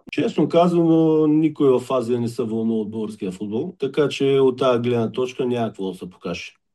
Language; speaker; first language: Bulgarian; native; Bulgarian